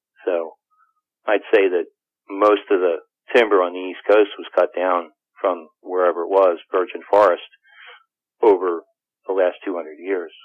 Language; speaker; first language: English; native; English